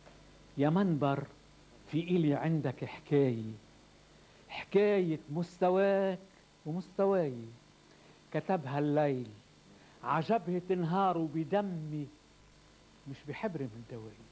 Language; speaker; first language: Arabic; native; Arabic